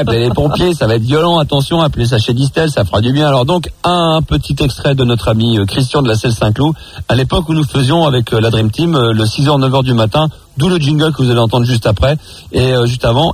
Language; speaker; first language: French; native; French